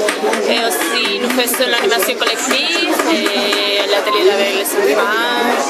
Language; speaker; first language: French; non-native, learner; Spanish